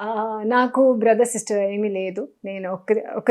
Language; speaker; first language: Telugu; non-native, local second language; Hindi